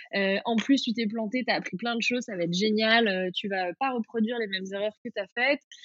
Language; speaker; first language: French; native; French